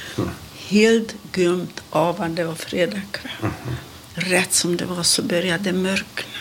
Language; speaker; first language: Swedish; non-native, fluent; Hungarian